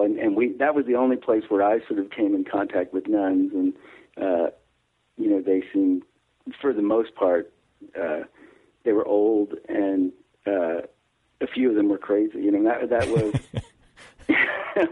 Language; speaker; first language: English; native; English